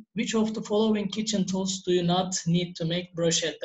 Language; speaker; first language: English; non-native, fluent; Turkish